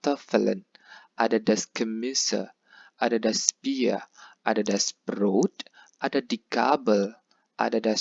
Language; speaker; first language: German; non-native, fluent; Indonesian